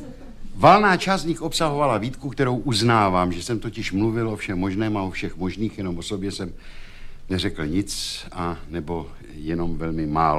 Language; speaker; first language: Czech; native; Czech